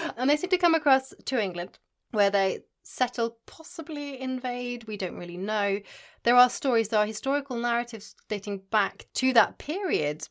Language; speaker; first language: English; non-native, fluent; Norwegian